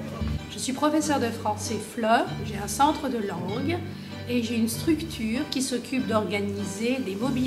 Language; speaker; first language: French; non-native, fluent; Greek